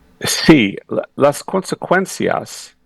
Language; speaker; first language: Spanish; non-native, fluent; English